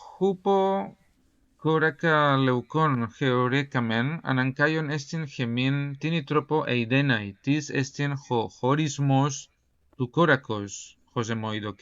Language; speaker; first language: Greek; non-native, fluent; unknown